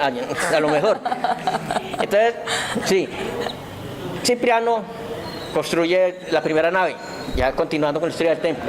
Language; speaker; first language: Spanish; native; Spanish